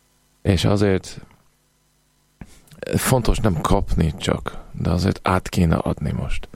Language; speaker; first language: Hungarian; non-native, fluent; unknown